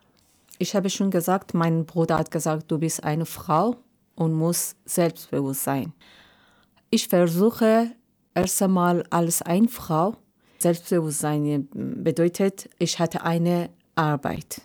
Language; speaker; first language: German; non-native, learner; Persian